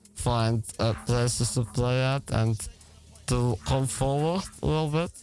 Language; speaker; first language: English; non-native, fluent; Dutch